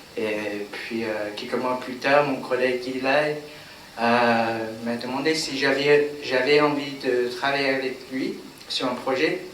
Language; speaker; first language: French; non-native, learner; English